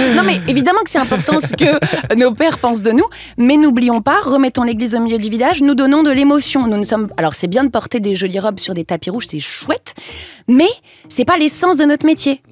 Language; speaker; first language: French; native; French